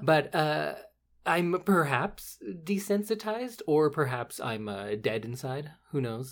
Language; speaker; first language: English; native; English